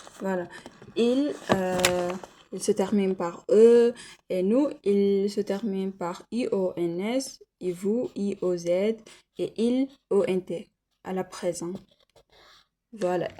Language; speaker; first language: French; non-native, learner; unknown